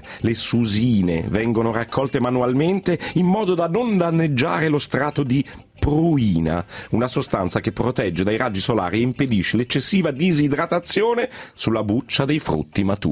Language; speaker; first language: Italian; native; Italian